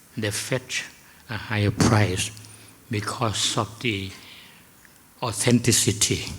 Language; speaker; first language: English; non-native, fluent; Thai